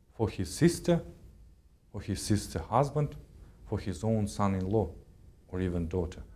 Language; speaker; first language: English; non-native, fluent; Kazakh